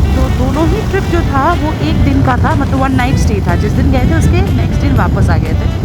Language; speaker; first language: Hindi; non-native, local second language; Bangla